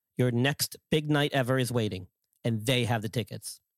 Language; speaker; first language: English; native; English